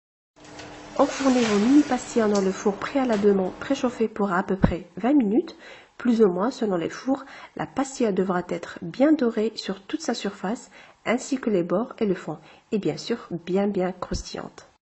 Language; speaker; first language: French; non-native, local second language; Arabic